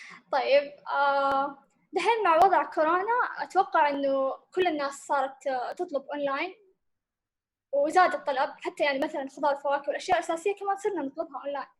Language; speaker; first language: Arabic; native; Arabic